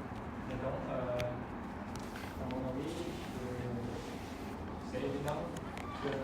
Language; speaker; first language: French; non-native, learner; Khmer